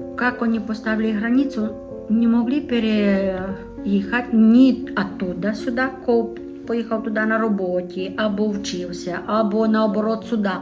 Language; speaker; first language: Ukrainian; non-native, local second language; Romanian